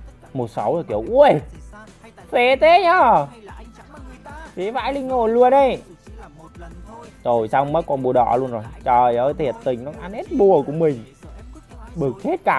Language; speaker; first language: Vietnamese; native; Vietnamese